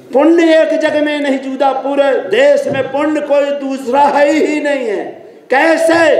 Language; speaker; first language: Hindi; native; Hindi